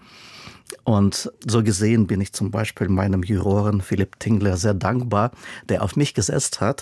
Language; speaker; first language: German; non-native, fluent; Russian